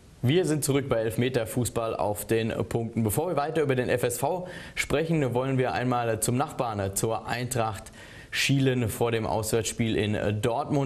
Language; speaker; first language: German; native; German